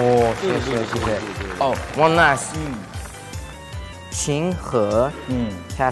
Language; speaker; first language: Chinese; non-native, learner; English